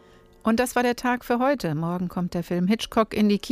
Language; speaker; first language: German; native; German